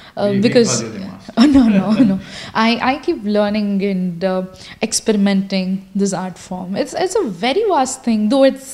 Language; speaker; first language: English; non-native, local second language; Kannada